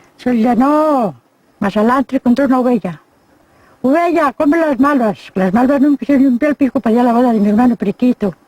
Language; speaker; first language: Asturian; native; Asturian